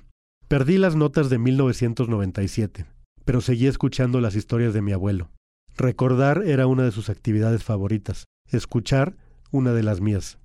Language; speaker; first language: Spanish; native; Spanish